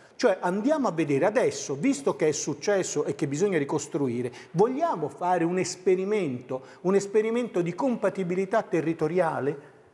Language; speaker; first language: Italian; native; Italian